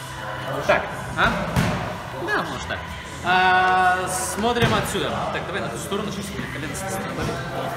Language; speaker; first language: Russian; native; Russian